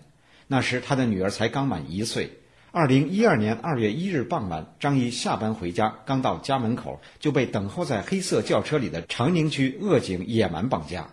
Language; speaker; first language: Chinese; native; Chinese